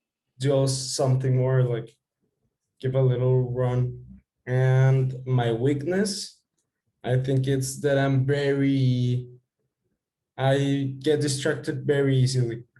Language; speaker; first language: English; non-native, fluent; Spanish